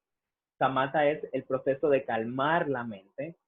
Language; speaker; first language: Spanish; native; Spanish